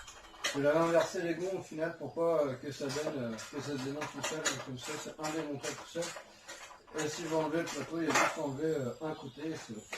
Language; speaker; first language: French; native; French